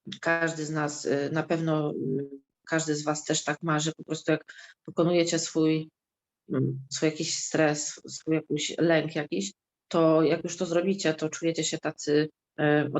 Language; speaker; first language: Polish; native; Polish